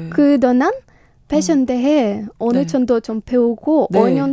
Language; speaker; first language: Korean; non-native, learner; Ukrainian